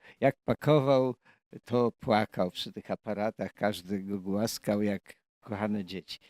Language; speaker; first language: Polish; native; Polish